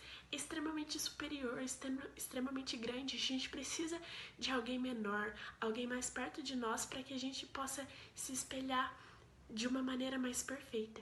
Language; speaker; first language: Portuguese; native; Portuguese